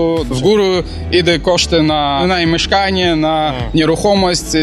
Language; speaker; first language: Polish; non-native, learner; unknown